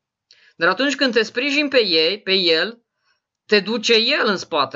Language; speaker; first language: Romanian; native; Romanian